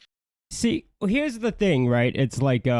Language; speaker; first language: English; native; English